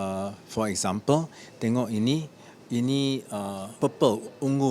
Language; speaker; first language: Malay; non-native, learner; English